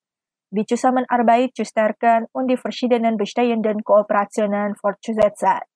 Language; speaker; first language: German; non-native, fluent; Indonesian